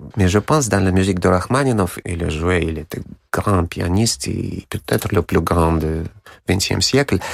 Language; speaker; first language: French; non-native, learner; Russian